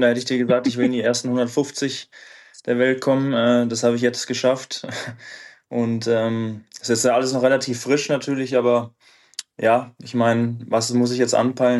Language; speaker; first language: German; native; German